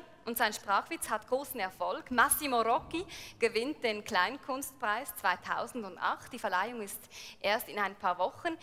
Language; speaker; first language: German; native; German